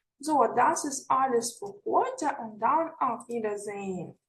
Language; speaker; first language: German; non-native, fluent; Ukrainian